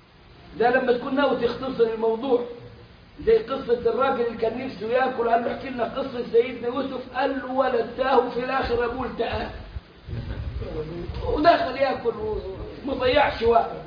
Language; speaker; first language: Arabic; native; Arabic